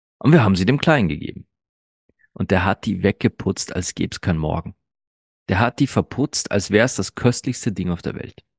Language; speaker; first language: German; early bilingual, other home language; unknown